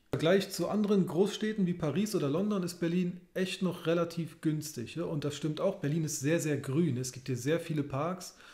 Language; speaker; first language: German; native; German